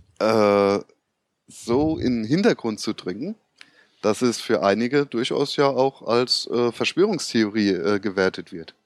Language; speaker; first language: German; native; German